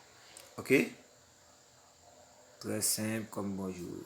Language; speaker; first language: French; non-native, learner; Haitian Creole